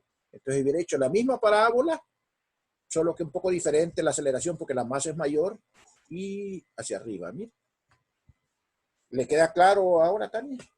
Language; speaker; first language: Spanish; native; Spanish